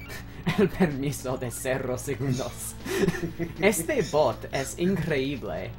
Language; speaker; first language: Spanish; non-native, learner; English